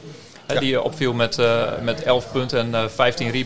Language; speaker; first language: Dutch; native; Dutch